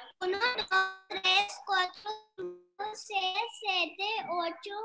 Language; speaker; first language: Spanish; non-native, learner; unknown